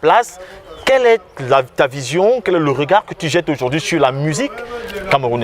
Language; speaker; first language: French; native; French